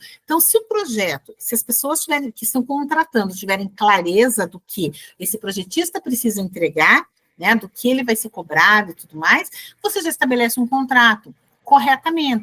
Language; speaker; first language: Portuguese; native; Portuguese